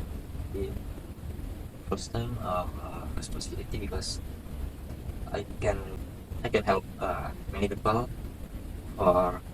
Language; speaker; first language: English; non-native, learner; Indonesian